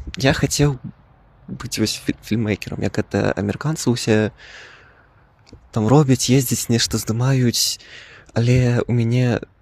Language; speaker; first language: Belarusian; non-native, local second language; Russian